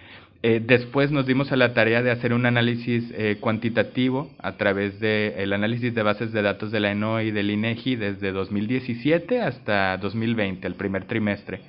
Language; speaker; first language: Spanish; native; Spanish